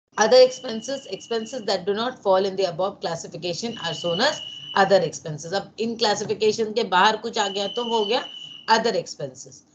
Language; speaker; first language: Hindi; non-native, local second language; Bangla